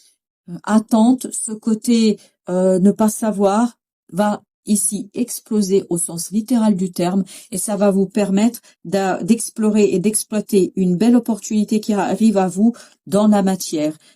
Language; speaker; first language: French; native; French